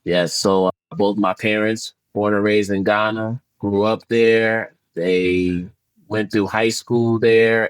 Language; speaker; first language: English; early bilingual, other home language; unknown